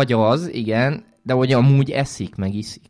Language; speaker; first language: Hungarian; native; Hungarian